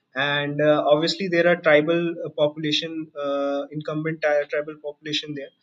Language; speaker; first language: English; non-native, local second language; Hindi